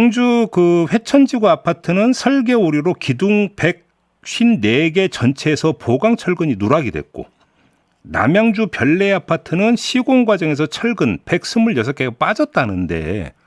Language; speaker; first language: Korean; native; Korean